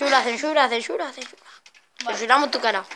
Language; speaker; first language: Spanish; native; Spanish